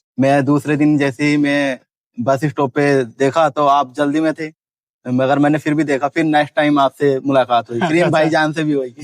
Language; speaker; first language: Hindi; native; Hindi